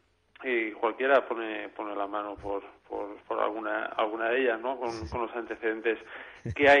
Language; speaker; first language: Spanish; native; Spanish